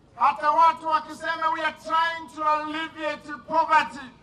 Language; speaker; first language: English; non-native, local second language; Swahili